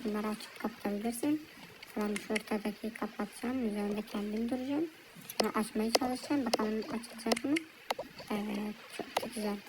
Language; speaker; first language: Turkish; early bilingual, heritage; Turkish